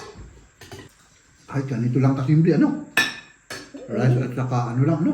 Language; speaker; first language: Filipino; native; Filipino